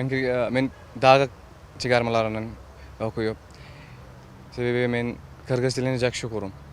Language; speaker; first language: Kyrgyz; non-native, learner; Hindi